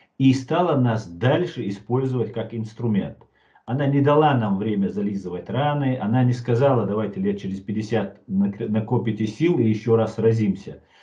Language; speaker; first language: Russian; non-native, local second language; Chechen